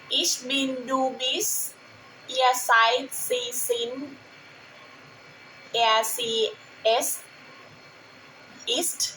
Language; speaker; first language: German; non-native, fluent; Thai